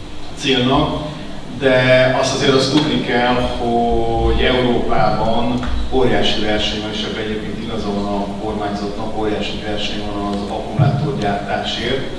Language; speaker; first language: Hungarian; native; Hungarian